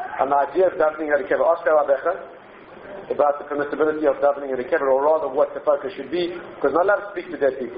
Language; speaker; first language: English; native; English